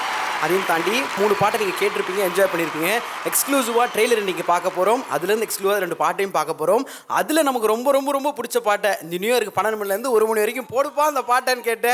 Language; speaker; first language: Tamil; native; Tamil